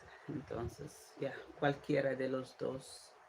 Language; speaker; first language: Spanish; non-native, fluent; English